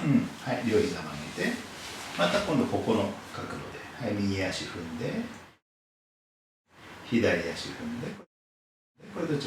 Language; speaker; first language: Japanese; native; Japanese